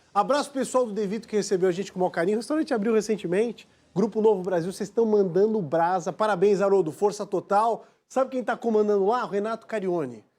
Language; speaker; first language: Portuguese; native; Portuguese